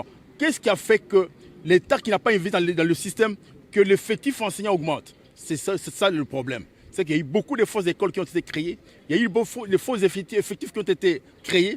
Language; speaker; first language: French; non-native, local second language; Lingala